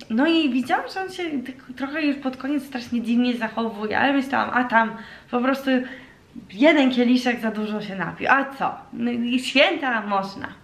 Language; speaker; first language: Polish; early bilingual, heritage; Polish